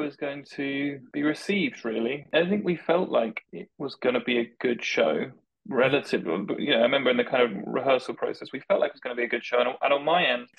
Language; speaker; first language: English; native; English